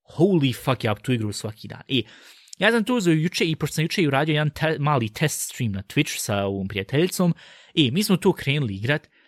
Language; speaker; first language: Bosnian; early bilingual, heritage; Bosnian